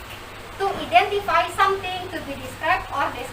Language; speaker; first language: English; non-native, fluent; Indonesian